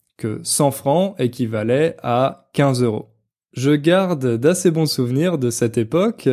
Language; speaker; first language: French; native; French